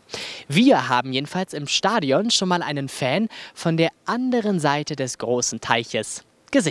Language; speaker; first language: German; native; German